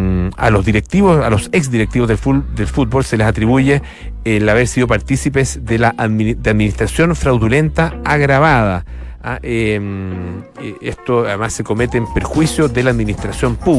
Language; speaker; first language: Spanish; native; Spanish